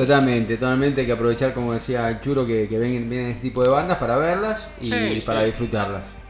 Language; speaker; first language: Spanish; native; Spanish